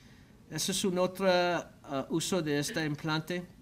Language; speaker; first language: Spanish; non-native, learner; English